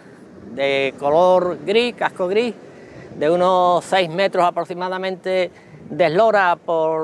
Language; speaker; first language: Spanish; native; Spanish